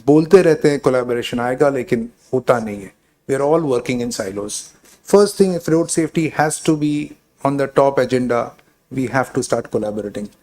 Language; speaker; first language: Hindi; non-native, local second language; Bangla